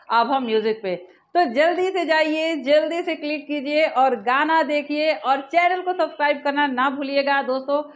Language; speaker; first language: Hindi; native; Hindi